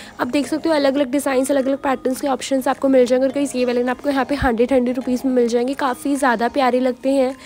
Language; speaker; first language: Hindi; native; Hindi